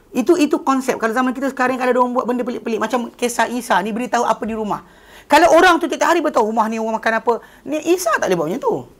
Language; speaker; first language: Malay; native; Malay